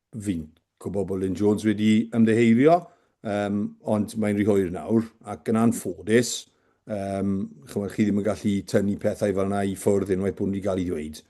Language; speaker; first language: Welsh; native; Welsh